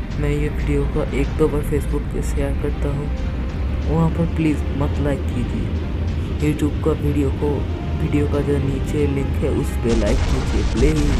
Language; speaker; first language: Hindi; non-native, fluent; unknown